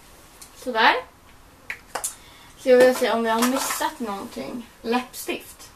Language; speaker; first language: Swedish; native; Swedish